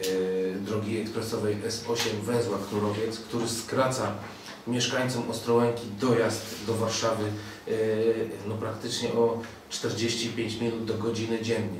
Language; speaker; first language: Polish; native; Polish